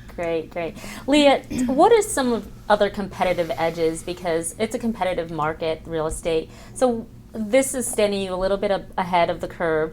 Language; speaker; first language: English; native; English